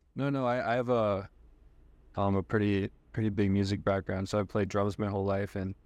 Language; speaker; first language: English; native; English